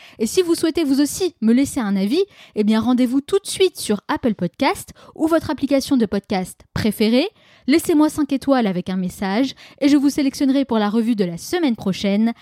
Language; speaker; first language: French; native; French